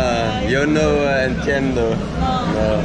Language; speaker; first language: Spanish; non-native, learner; Dutch